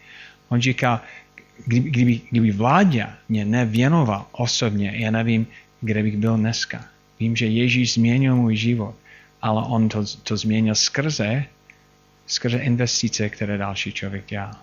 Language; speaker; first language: Czech; non-native, fluent; English